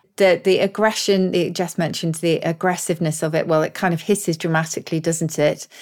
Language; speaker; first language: English; native; English